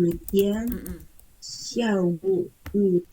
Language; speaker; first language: Chinese; non-native, learner; Indonesian